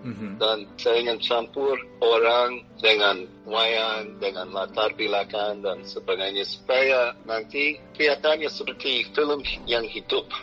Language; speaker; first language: Indonesian; non-native, fluent; English